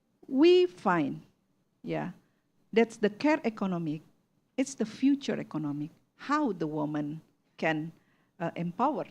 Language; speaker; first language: English; non-native, learner; Indonesian